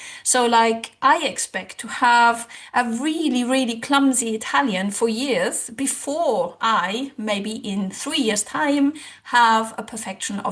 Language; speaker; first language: English; non-native, fluent; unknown